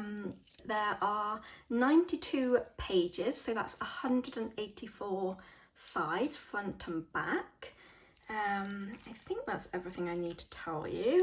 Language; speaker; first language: English; native; English